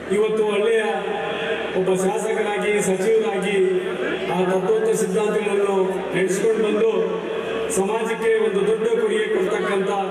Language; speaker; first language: Kannada; native; Kannada